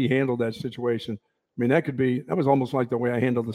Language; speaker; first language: English; native; English